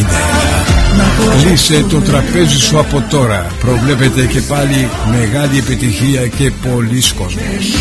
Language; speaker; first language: Greek; early bilingual, heritage; Greek